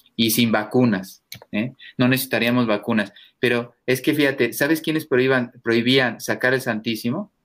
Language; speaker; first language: Spanish; native; Spanish